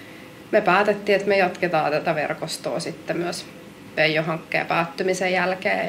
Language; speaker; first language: Finnish; native; Finnish